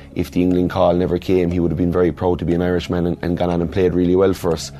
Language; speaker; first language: English; native; English